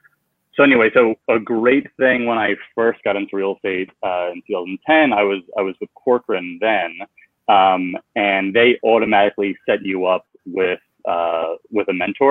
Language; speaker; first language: English; native; English